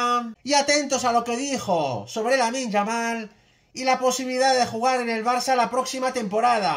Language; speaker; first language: Spanish; native; Spanish